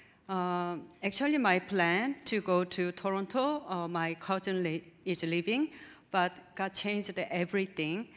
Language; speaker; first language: English; non-native, learner; Korean